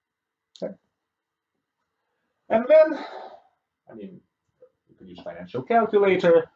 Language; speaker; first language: English; non-native, fluent; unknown